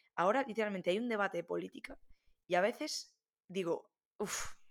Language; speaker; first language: Spanish; native; Spanish